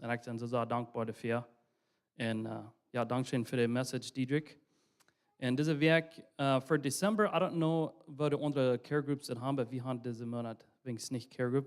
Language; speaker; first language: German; non-native, learner; Low German